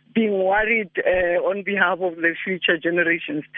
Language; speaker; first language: English; non-native, local second language; Northern Sotho